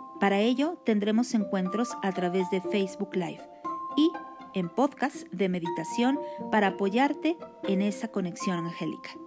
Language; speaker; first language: Spanish; native; Spanish